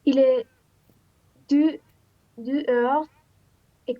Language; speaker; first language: French; non-native, learner; Romanian